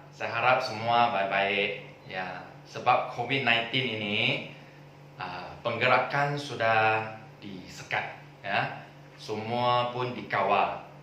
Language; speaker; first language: Malay; non-native, local second language; Chinese